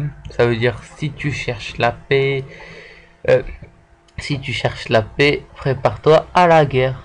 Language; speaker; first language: French; native; French